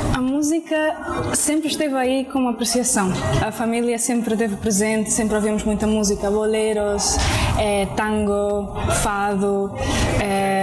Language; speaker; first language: Portuguese; early bilingual, other home language; Spanish